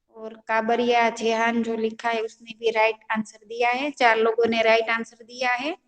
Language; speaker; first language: Hindi; non-native, local second language; Gujarati